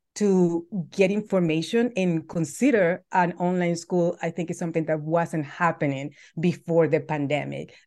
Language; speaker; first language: English; non-native, fluent; Spanish